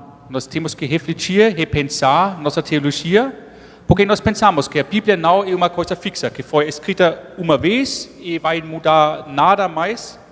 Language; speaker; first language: Portuguese; non-native, fluent; German